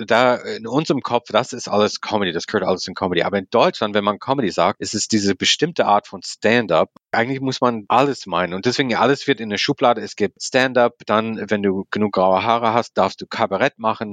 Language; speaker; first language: German; non-native, fluent; English